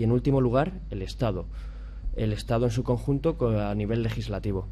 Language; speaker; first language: Spanish; native; Spanish